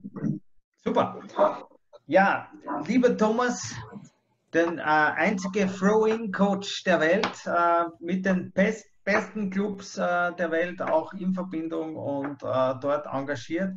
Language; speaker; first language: German; native; German